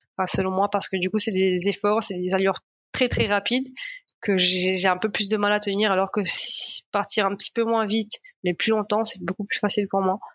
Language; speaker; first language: French; non-native, local second language; Morisyen